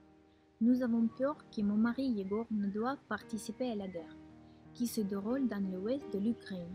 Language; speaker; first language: French; non-native, fluent; Russian